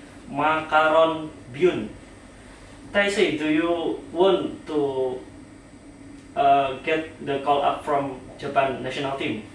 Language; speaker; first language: English; non-native, learner; Indonesian